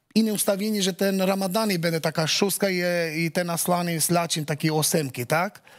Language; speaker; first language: Polish; non-native, learner; Albanian